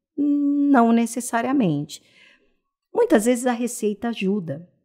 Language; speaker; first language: Portuguese; native; Portuguese